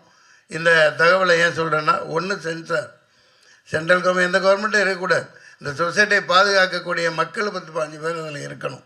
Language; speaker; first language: Tamil; native; Tamil